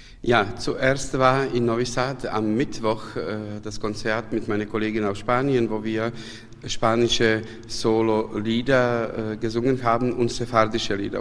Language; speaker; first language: German; non-native, fluent; Serbian